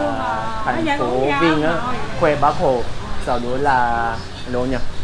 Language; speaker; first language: Vietnamese; non-native, learner; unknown